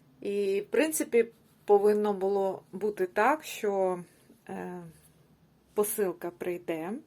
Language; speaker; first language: Ukrainian; non-native, local second language; Russian